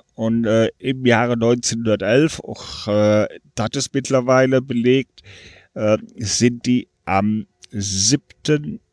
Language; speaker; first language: German; native; German